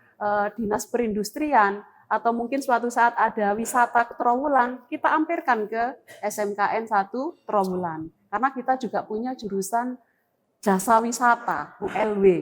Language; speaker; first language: Indonesian; native; Indonesian